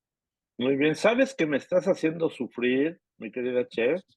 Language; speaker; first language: Spanish; native; Spanish